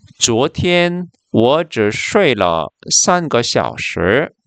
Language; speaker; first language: Chinese; non-native, fluent; Korean